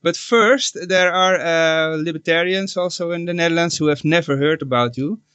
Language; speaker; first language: English; non-native, fluent; Dutch